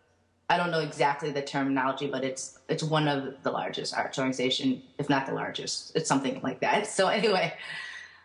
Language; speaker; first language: English; native; English